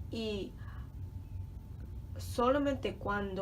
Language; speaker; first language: Spanish; non-native, learner; English